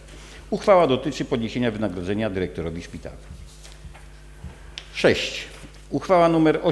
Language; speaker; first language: Polish; native; Polish